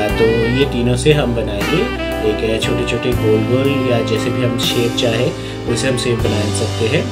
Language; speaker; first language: Hindi; non-native, local second language; Bangla